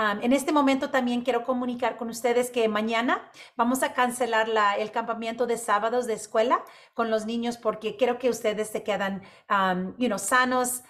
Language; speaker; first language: Spanish; non-native, local second language; English